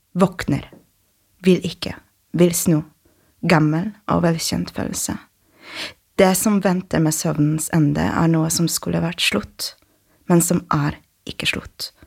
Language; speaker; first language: Norwegian; non-native, fluent; Polish